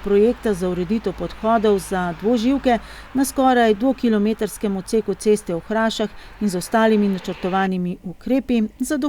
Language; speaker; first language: Slovenian; native; Slovenian